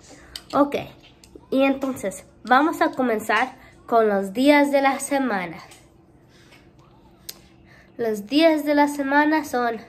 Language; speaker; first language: Spanish; early bilingual, heritage; Spanish